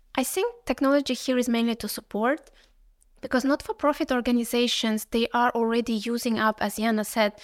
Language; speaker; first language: English; non-native, fluent; Uzbek